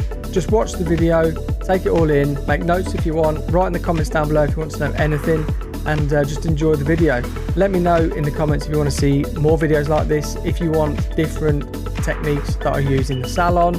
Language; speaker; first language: English; native; English